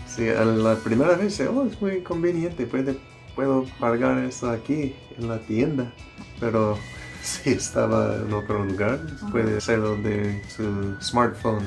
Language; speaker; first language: Spanish; non-native, learner; English